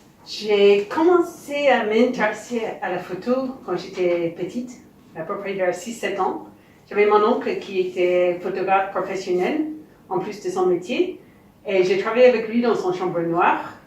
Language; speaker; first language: French; non-native, fluent; English